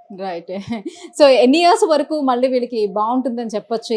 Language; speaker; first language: Telugu; native; Telugu